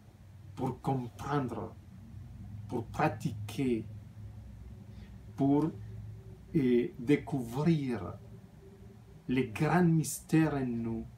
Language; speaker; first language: French; non-native, fluent; Spanish